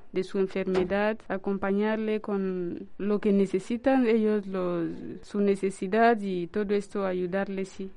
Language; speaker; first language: Spanish; non-native, learner; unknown